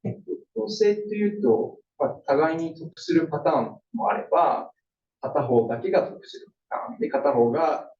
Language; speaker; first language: Japanese; native; Japanese